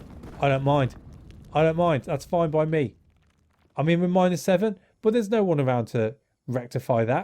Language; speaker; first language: English; native; English